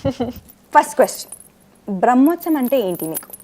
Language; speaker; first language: Telugu; non-native, fluent; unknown